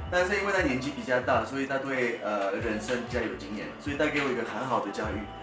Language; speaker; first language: Chinese; non-native, fluent; French